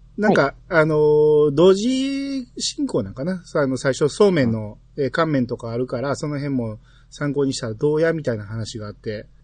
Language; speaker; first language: Japanese; native; Japanese